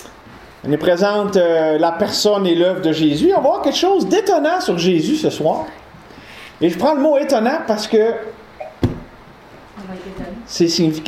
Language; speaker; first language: French; native; French